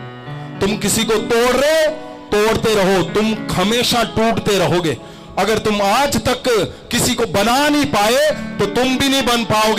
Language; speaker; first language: Hindi; non-native, local second language; Punjabi